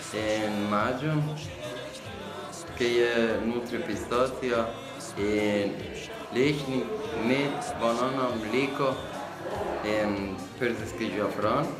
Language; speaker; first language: Slovenian; non-native, learner; Persian